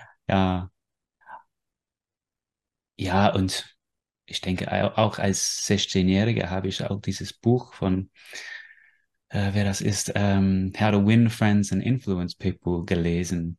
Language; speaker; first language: German; non-native, fluent; English